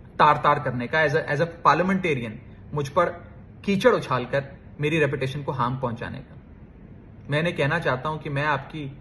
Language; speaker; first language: Hindi; native; Hindi